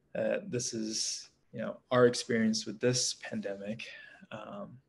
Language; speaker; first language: English; native; English